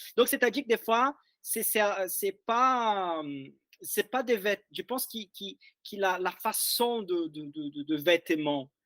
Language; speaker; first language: French; non-native, fluent; Portuguese